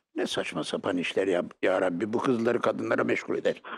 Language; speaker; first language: Turkish; native; Turkish